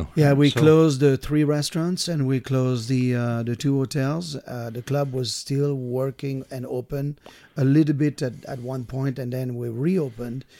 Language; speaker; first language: English; non-native, fluent; French